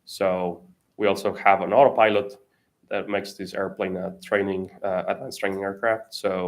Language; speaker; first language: English; non-native, fluent; Spanish